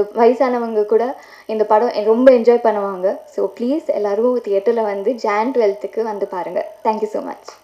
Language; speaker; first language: Tamil; non-native, fluent; Telugu